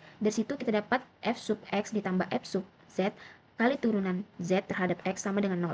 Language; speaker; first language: Indonesian; native; Indonesian